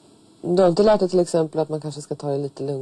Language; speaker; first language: Swedish; native; Swedish